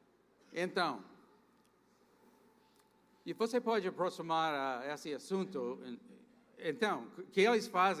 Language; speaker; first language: Portuguese; non-native, fluent; English